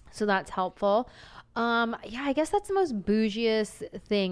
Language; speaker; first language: English; native; English